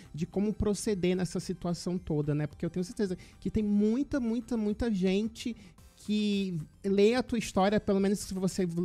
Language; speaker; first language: Portuguese; native; Portuguese